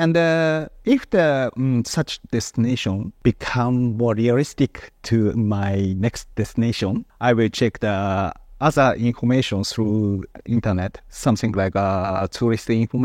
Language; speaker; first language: English; non-native, fluent; Japanese